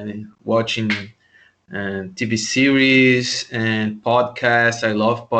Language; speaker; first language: English; non-native, learner; Portuguese